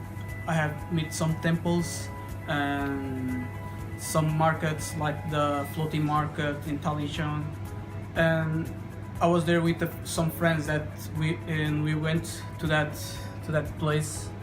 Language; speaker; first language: English; non-native, learner; Portuguese